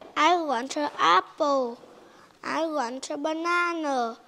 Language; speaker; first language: English; non-native, learner; Vietnamese